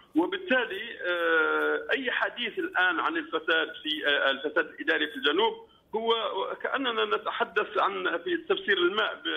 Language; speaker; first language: Arabic; native; Arabic